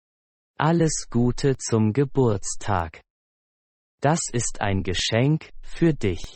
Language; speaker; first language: German; non-native, fluent; Persian